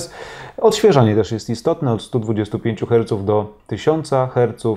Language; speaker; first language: Polish; native; Polish